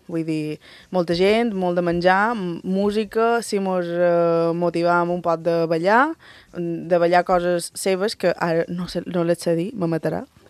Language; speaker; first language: Catalan; early bilingual, other home language; Spanish